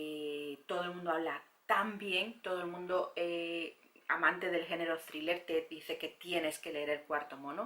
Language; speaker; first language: Spanish; native; Spanish